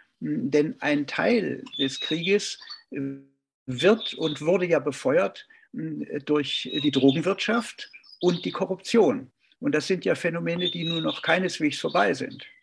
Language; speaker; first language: German; native; German